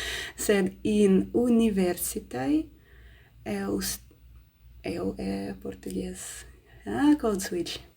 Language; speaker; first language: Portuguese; non-native, fluent; Russian